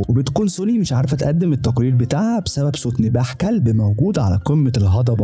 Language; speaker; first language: Arabic; native; Arabic